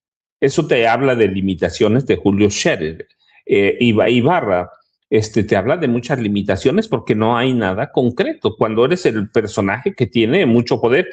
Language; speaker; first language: Spanish; native; Spanish